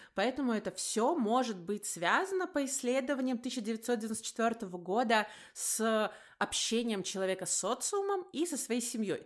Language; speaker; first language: Russian; native; Russian